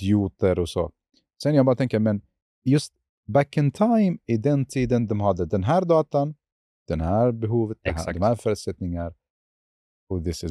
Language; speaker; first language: Swedish; non-native, fluent; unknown